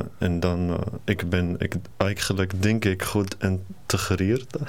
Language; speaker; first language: Dutch; non-native, learner; Arabic